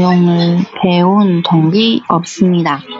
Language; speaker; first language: Korean; non-native, learner; Chinese